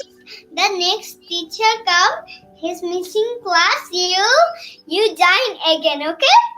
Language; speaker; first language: English; non-native, learner; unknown